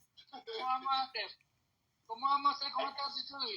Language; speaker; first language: Spanish; native; Spanish